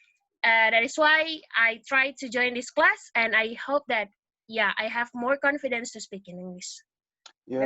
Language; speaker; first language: English; non-native, learner; Indonesian